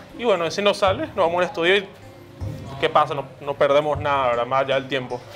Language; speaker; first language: Spanish; early bilingual, other home language; Portuguese